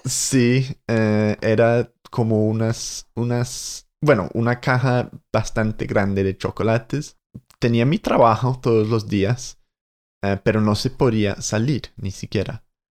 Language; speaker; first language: Spanish; non-native, fluent; English